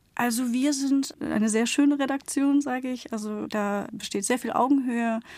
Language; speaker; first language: German; early bilingual, other home language; Turkish